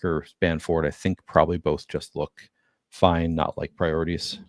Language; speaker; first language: English; native; English